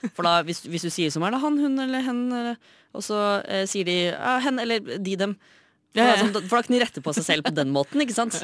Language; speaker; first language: Norwegian; native; Norwegian